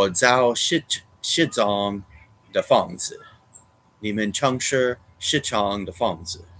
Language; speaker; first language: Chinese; non-native, learner; English